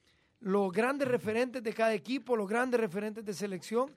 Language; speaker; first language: Spanish; native; Spanish